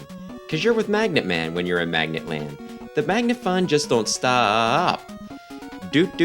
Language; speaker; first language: English; native; English